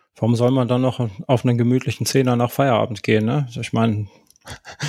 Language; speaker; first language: German; native; German